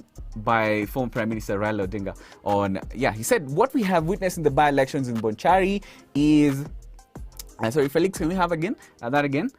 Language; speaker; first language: English; non-native, local second language; Swahili